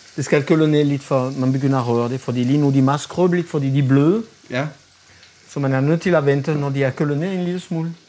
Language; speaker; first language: Danish; non-native, fluent; French